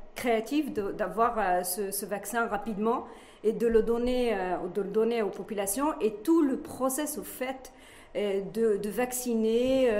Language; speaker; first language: French; non-native, local second language; Arabic